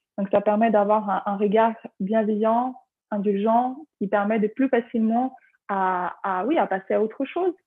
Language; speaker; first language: French; non-native, fluent; Ukrainian